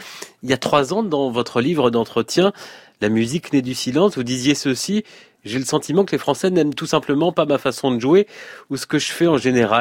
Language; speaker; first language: French; native; French